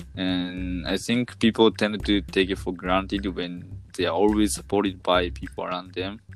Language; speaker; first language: English; non-native, fluent; Japanese